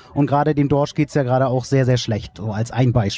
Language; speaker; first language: German; native; German